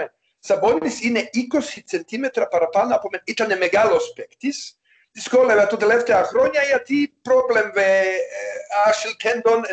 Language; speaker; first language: Greek; non-native, learner; Serbian